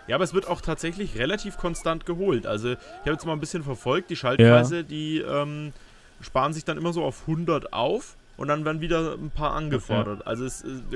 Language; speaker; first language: German; native; German